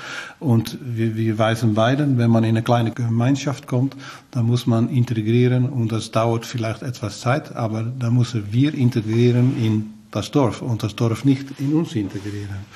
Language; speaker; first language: German; non-native, learner; Dutch